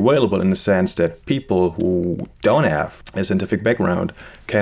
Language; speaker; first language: English; non-native, fluent; German